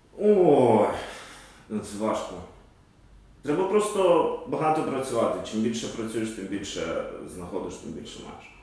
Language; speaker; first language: Ukrainian; native; Ukrainian